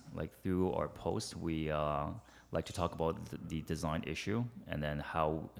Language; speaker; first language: English; early bilingual, other home language; Chinese